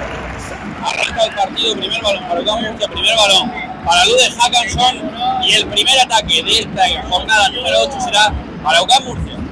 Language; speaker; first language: Spanish; native; Spanish